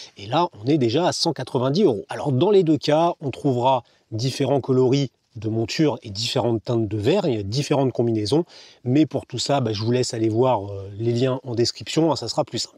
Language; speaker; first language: French; native; French